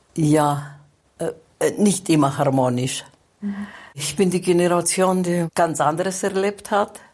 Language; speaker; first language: German; non-native, fluent; Greek